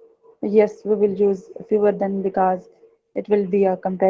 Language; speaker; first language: English; non-native, learner; Urdu